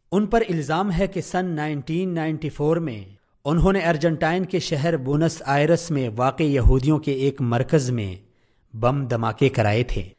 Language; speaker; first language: Urdu; native; Urdu